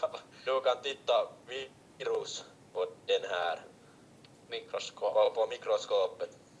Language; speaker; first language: Swedish; non-native, local second language; Finnish